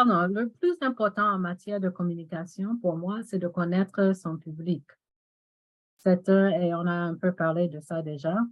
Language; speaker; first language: French; non-native, fluent; English